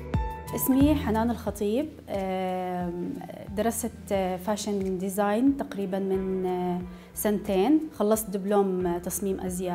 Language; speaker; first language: Arabic; native; Arabic